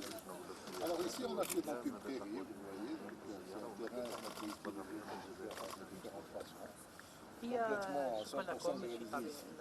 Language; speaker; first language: French; non-native, local second language; Arabic